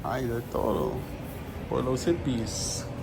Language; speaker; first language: Spanish; non-native, learner; English